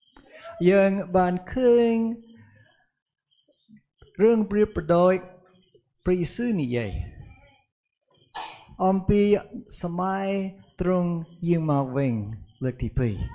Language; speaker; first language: Khmer; non-native, fluent; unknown